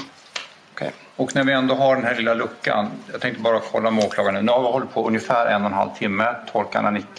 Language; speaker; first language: Swedish; native; Swedish